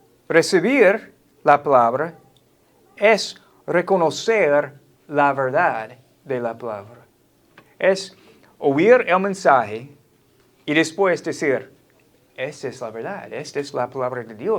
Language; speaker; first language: Spanish; non-native, fluent; English